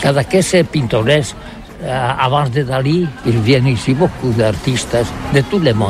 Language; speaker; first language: French; non-native, learner; Catalan